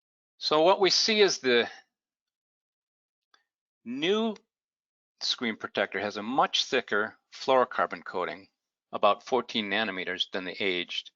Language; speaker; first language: English; native; English